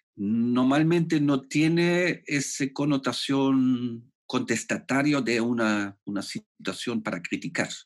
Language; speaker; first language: Spanish; non-native, fluent; German